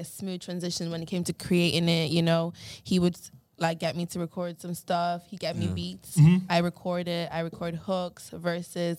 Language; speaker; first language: English; native; English